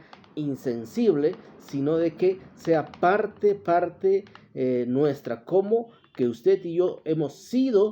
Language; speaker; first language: Spanish; native; Spanish